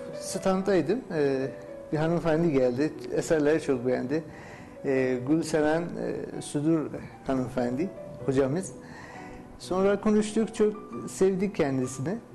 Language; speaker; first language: Turkish; non-native, fluent; Persian